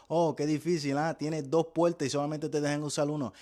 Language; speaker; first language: Spanish; early bilingual, other home language; English